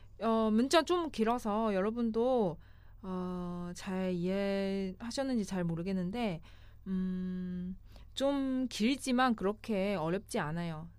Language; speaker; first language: Korean; non-native, fluent; Chinese